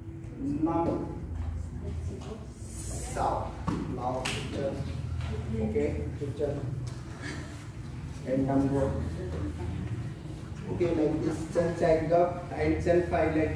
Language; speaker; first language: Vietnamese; non-native, learner; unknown